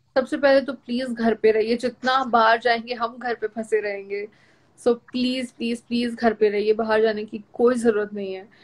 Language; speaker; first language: Hindi; non-native, local second language; Gujarati